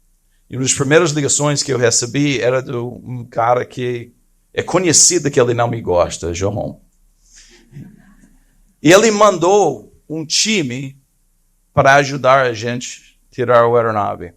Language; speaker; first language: Portuguese; non-native, fluent; English